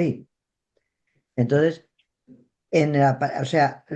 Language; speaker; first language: Spanish; native; Spanish